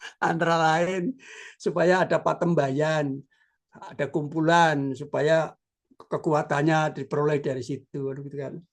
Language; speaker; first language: Indonesian; non-native, local second language; Javanese